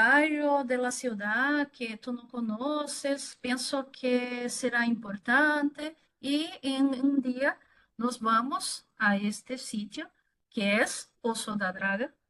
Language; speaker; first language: Spanish; non-native, fluent; Portuguese